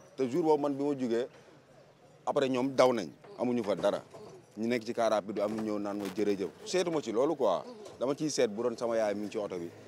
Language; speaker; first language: Wolof; native; Wolof